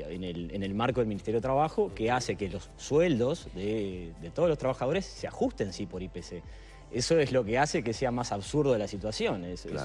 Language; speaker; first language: Spanish; native; Spanish